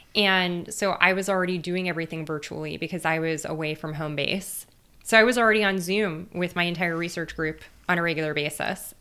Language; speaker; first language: English; native; English